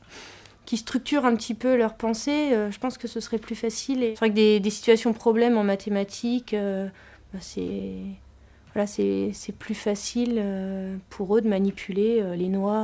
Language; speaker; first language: French; native; French